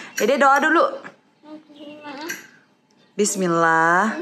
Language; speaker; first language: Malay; non-native, fluent; Thai